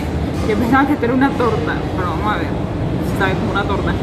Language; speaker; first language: Spanish; native; Spanish